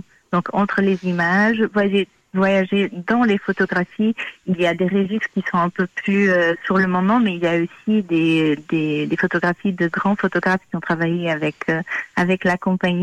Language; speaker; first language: French; non-native, fluent; Portuguese